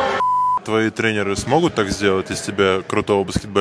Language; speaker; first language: Russian; native; Russian